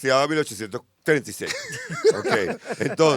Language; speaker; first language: Spanish; native; Spanish